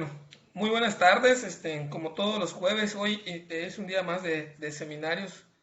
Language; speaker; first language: Spanish; native; Spanish